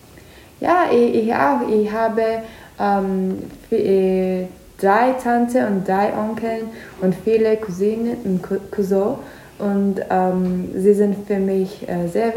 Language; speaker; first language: German; non-native, learner; Turkish